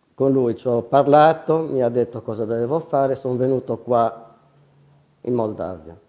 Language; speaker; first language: Italian; native; Italian